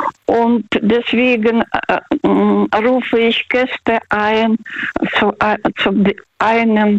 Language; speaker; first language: German; non-native, fluent; Russian